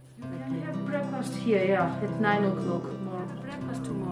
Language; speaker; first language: English; non-native, learner; Georgian